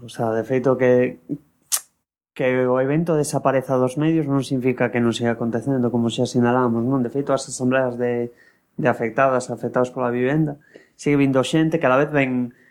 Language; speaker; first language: Galician; non-native, local second language; Spanish